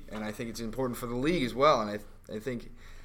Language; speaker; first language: English; native; English